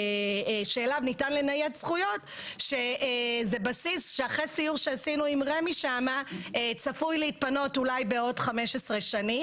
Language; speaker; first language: Hebrew; native; Hebrew